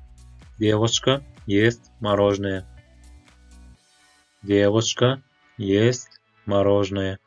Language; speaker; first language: Russian; non-native, local second language; Turkmen